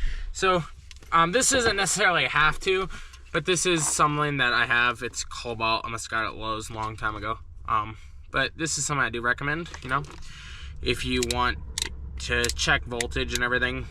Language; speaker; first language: English; native; English